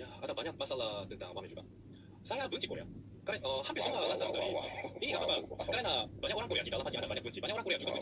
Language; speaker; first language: Indonesian; non-native, learner; Korean